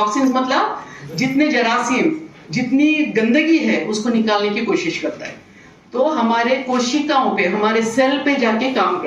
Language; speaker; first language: Hindi; native; Hindi